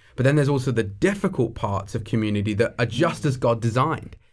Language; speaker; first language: English; native; English